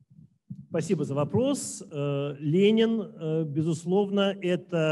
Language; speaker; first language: Russian; native; Russian